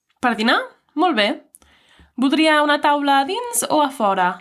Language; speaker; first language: Catalan; non-native, learner; English